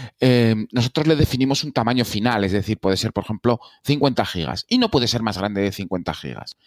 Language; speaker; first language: Spanish; native; Spanish